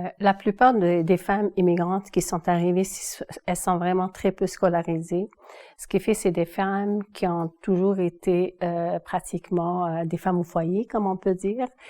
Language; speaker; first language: French; non-native, local second language; Kabyle